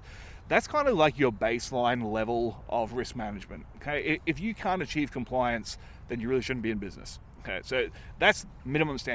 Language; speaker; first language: English; native; English